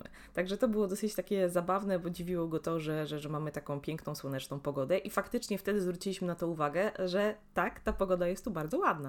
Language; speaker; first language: Polish; native; Polish